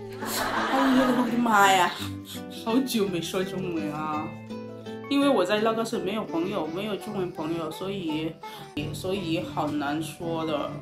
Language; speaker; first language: Chinese; non-native, learner; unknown